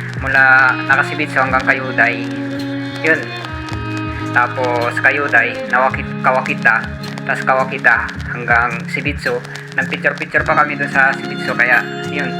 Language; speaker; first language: Filipino; native; Filipino